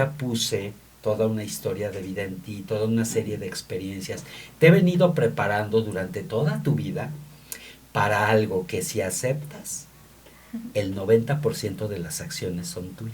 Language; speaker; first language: Spanish; native; Spanish